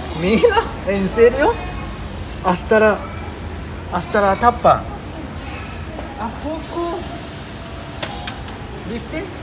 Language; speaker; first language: Spanish; non-native, learner; Japanese